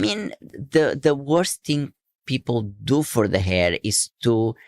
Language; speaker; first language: English; non-native, fluent; Portuguese